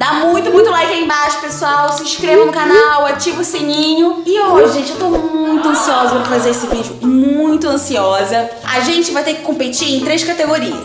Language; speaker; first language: Portuguese; native; Portuguese